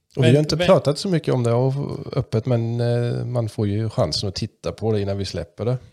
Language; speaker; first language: Swedish; non-native, local second language; German